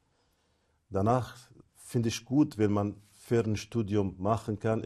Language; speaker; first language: German; non-native, fluent; Arabic